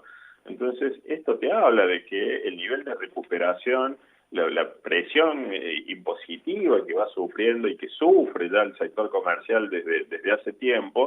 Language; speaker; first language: Spanish; native; Spanish